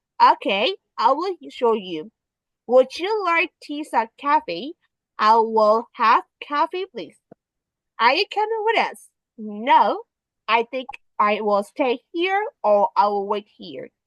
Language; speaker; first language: English; non-native, fluent; Burmese